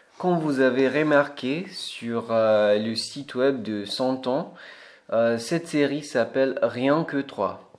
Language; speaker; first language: French; non-native, fluent; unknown